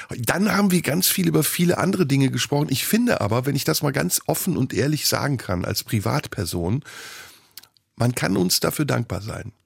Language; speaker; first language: German; early bilingual, other home language; Turkish